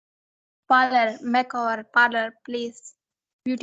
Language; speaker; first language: English; non-native, learner; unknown